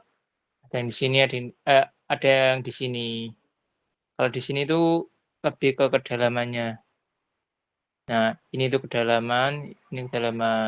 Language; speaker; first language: Indonesian; non-native, local second language; Javanese